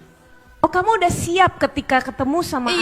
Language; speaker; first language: Indonesian; native; Indonesian